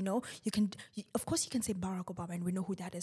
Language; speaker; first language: English; non-native, local second language; Zulu